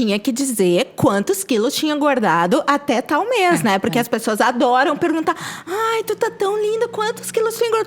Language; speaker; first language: Portuguese; native; Portuguese